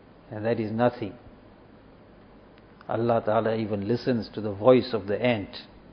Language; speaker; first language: English; native; English